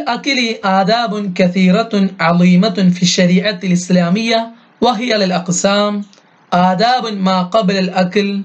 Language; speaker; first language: Arabic; non-native, fluent; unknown